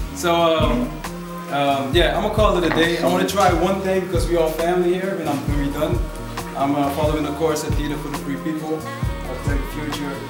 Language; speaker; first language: English; non-native, fluent; Dutch